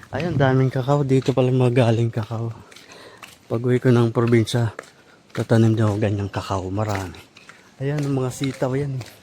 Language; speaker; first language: Filipino; non-native, local second language; Waray